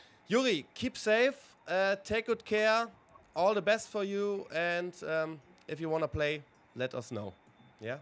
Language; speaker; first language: English; non-native, fluent; German